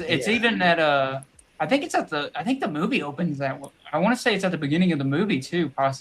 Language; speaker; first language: English; native; English